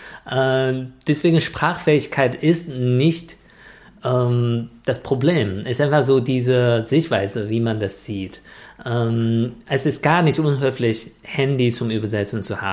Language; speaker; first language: German; non-native, fluent; Chinese